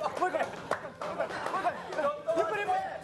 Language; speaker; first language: Japanese; non-native, learner; Korean